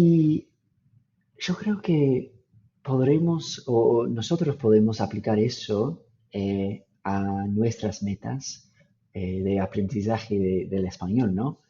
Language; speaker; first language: Spanish; non-native, fluent; English